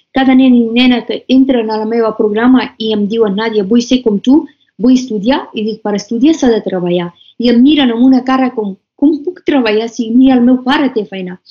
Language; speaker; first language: Catalan; non-native, fluent; Persian